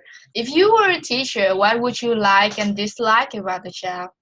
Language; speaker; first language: English; non-native, fluent; Vietnamese